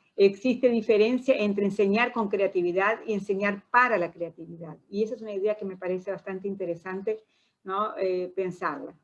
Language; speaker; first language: Spanish; non-native, fluent; Portuguese